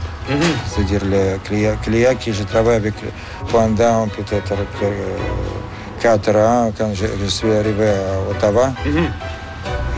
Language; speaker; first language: French; non-native, fluent; Russian